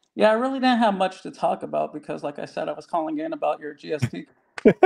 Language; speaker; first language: English; native; English